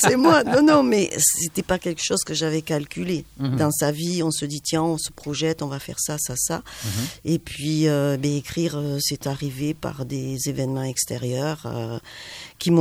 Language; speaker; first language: French; native; French